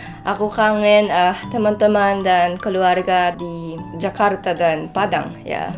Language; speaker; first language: Indonesian; non-native, learner; Japanese